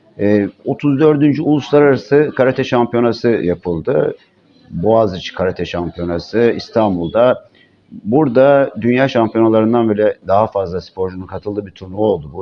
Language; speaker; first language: Turkish; native; Turkish